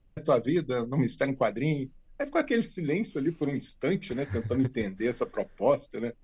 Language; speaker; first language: Portuguese; native; Portuguese